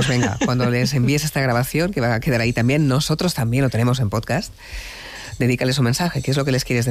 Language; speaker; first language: Spanish; native; Spanish